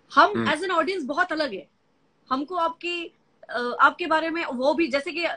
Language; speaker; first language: Hindi; non-native, local second language; Gujarati